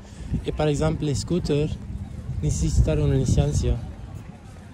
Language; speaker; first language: Spanish; non-native, learner; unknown